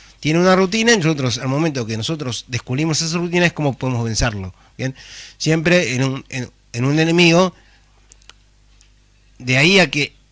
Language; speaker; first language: Spanish; native; Spanish